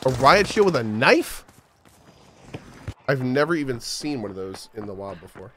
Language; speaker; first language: English; native; English